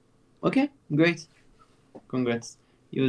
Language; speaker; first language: English; non-native, fluent; French